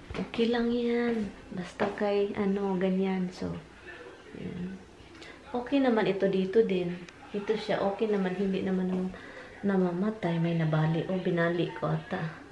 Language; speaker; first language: Filipino; non-native, local second language; Cebuano